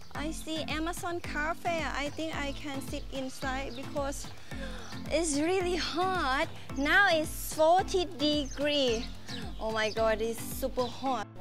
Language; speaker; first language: English; non-native, learner; Thai